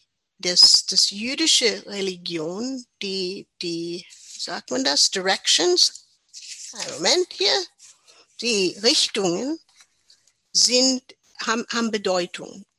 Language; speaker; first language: German; non-native, learner; English